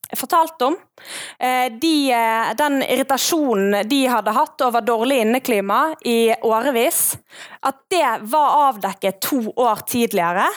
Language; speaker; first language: Norwegian; native; Norwegian